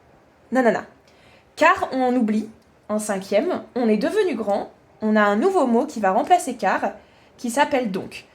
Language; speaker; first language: French; native; French